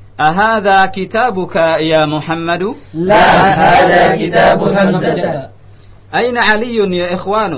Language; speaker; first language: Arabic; non-native, fluent; Indonesian